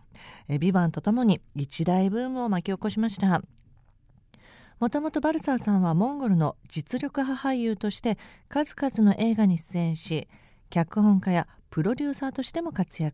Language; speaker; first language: Japanese; native; Japanese